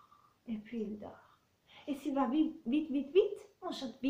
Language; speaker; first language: French; non-native, fluent; Italian